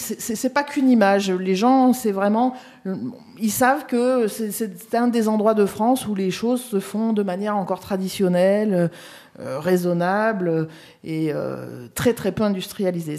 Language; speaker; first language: French; native; French